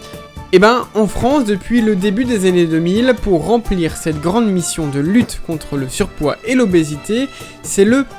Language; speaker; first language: French; native; French